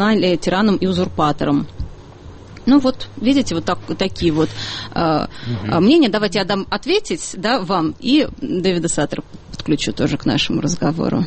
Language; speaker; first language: Russian; native; Russian